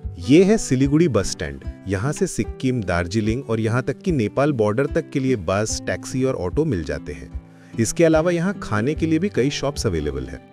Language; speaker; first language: Hindi; non-native, fluent; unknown